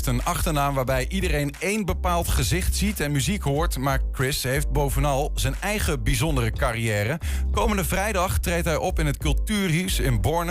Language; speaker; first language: Dutch; native; Dutch